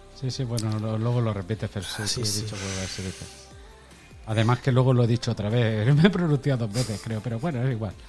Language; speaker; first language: Spanish; native; Spanish